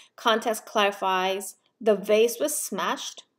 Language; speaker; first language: English; non-native, fluent; Korean